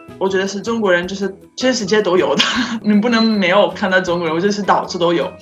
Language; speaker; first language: Chinese; non-native, fluent; Italian